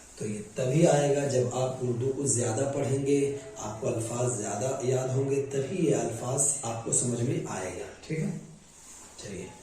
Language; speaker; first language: Hindi; native; Hindi